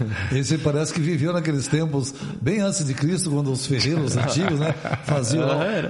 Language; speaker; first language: Portuguese; native; Portuguese